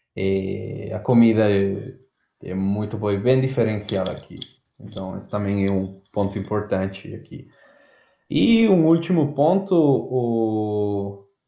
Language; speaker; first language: Portuguese; non-native, fluent; Spanish